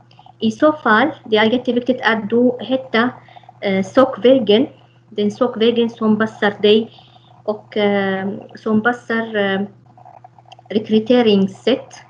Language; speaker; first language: Swedish; non-native, fluent; Arabic